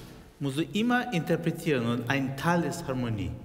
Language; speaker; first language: German; non-native, fluent; Russian